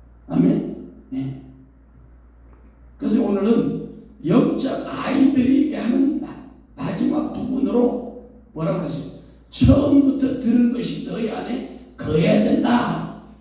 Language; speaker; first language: Korean; native; Korean